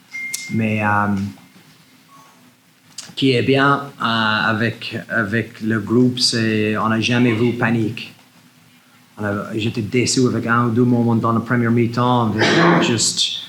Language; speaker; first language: French; non-native, learner; English